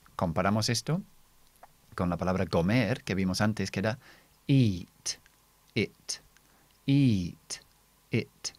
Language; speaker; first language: Spanish; non-native, fluent; English